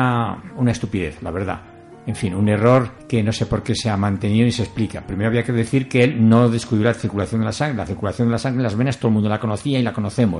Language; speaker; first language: Spanish; native; Spanish